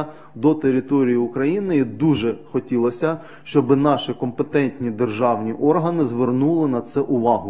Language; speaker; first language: Ukrainian; native; Ukrainian